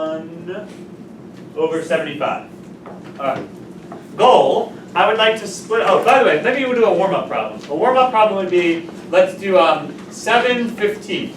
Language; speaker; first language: English; native; English